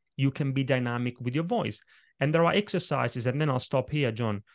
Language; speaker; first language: English; non-native, fluent; Italian